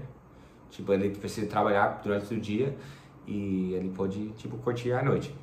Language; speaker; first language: Portuguese; non-native, fluent; English